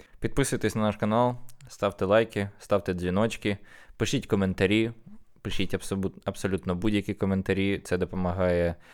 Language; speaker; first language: Ukrainian; native; Ukrainian